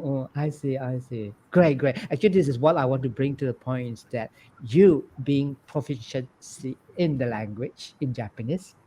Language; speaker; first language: English; non-native, local second language; Malay